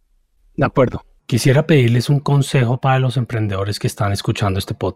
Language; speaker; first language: Spanish; native; Spanish